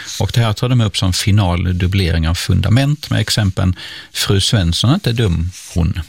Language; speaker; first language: Swedish; native; Swedish